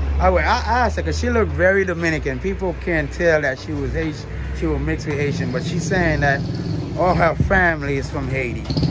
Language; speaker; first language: English; native; English